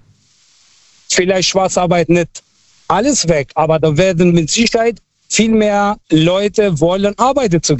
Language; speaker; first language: German; non-native, fluent; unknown